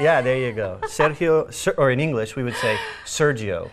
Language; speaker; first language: English; native; English